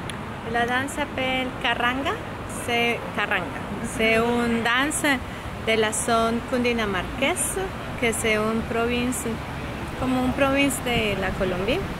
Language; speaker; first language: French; non-native, learner; Spanish